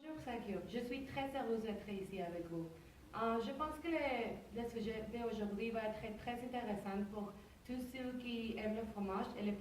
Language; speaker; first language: French; non-native, learner; Spanish